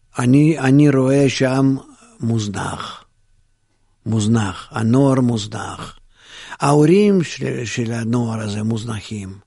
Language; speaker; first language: Hebrew; non-native, fluent; Russian